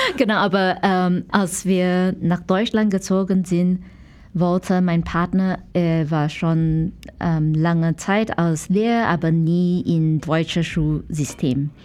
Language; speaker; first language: German; non-native, fluent; Chinese